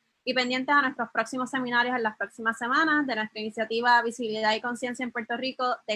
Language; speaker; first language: Spanish; native; Spanish